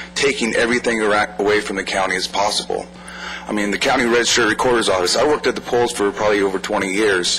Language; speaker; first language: English; native; English